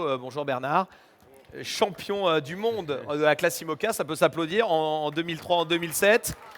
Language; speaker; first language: French; native; French